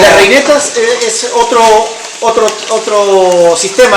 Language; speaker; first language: Spanish; native; Spanish